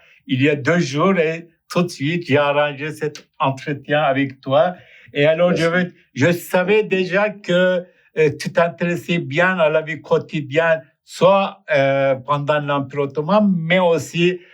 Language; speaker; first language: French; non-native, fluent; Turkish